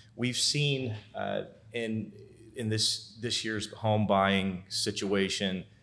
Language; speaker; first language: English; native; English